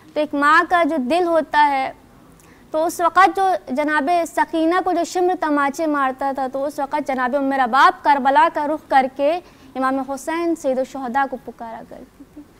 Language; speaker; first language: Urdu; non-native, local second language; Sindhi